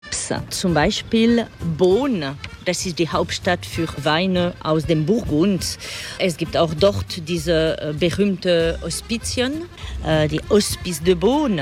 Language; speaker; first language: German; non-native, fluent; French